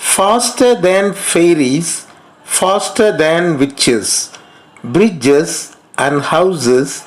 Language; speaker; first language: English; non-native, local second language; Tamil